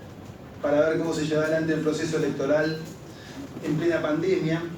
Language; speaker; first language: Spanish; native; Spanish